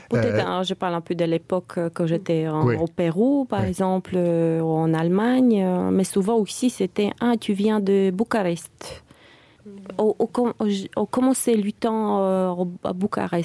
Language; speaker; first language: French; non-native, fluent; Bulgarian